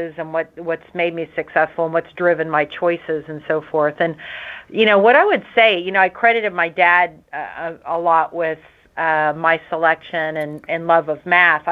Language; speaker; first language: English; native; English